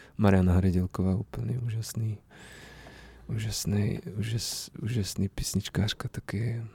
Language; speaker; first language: Czech; non-native, fluent; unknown